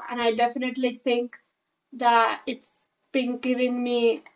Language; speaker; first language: English; non-native, fluent; Spanish